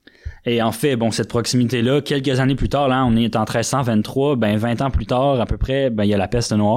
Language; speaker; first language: French; native; French